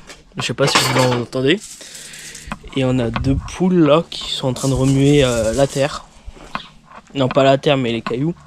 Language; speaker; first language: French; native; French